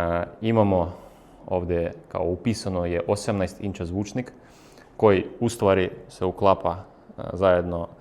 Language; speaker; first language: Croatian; non-native, fluent; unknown